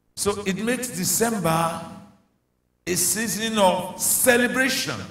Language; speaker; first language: English; non-native, local second language; Yoruba